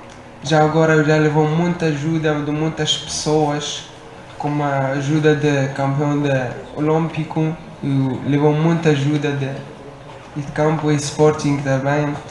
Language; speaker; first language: Portuguese; non-native, learner; Arabic